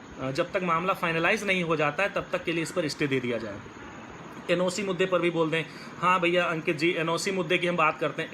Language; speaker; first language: Hindi; native; Hindi